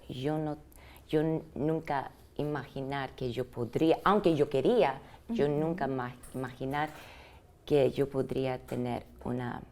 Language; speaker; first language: Spanish; early bilingual, heritage; English